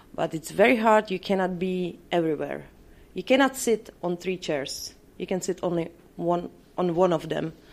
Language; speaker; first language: English; non-native, fluent; Czech